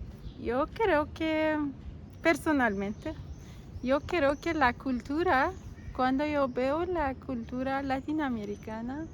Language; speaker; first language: Spanish; non-native, learner; Persian